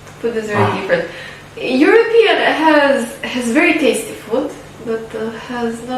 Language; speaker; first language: English; non-native, fluent; Albanian